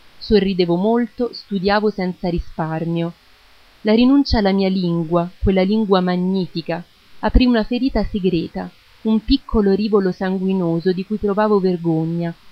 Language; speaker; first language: Italian; early bilingual, other home language; German